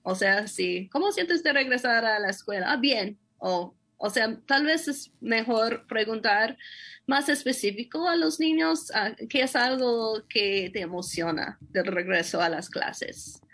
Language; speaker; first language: Spanish; non-native, fluent; English